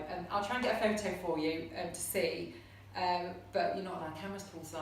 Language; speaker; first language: English; native; English